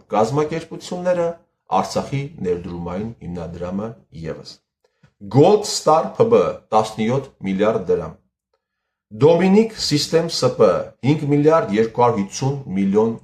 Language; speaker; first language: Armenian; native; Armenian